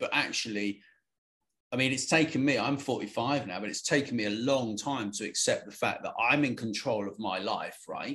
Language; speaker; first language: English; native; English